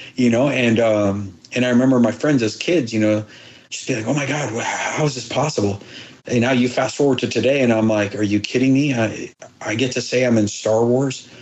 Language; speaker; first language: English; early bilingual, other home language; Persian